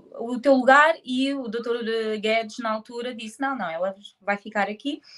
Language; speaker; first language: Portuguese; native; Portuguese